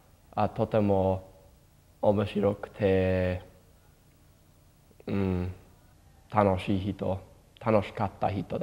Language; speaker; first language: Japanese; non-native, learner; English